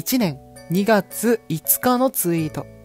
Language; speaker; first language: Japanese; native; Japanese